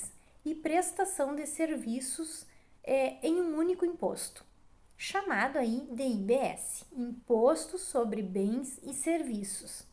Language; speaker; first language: Portuguese; native; Portuguese